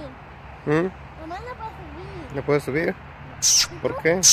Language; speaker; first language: Spanish; early bilingual, heritage; Spanish